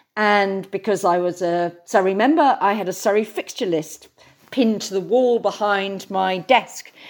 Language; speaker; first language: English; native; English